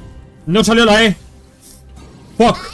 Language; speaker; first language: Spanish; native; Spanish